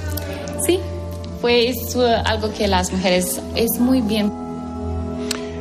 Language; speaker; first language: Spanish; non-native, learner; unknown